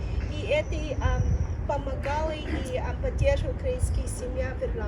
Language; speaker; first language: Russian; non-native, learner; English